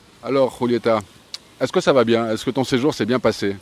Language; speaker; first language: French; native; French